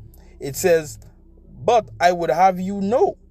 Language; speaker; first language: English; native; English